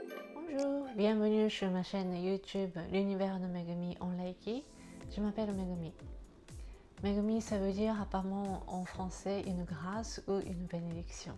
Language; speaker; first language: French; non-native, fluent; Japanese